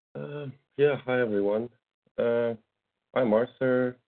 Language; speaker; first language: English; non-native, fluent; Russian